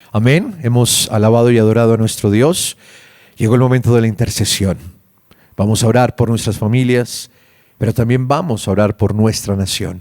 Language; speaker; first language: Spanish; native; Spanish